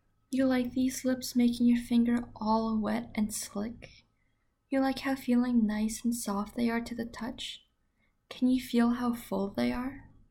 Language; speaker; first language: English; early bilingual, other home language; Korean